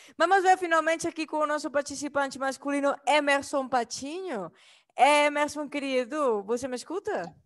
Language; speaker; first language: Portuguese; non-native, fluent; Spanish